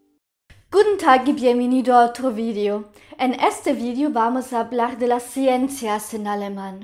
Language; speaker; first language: Spanish; non-native, fluent; German